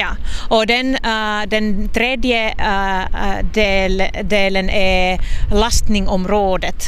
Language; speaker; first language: Swedish; non-native, local second language; Finnish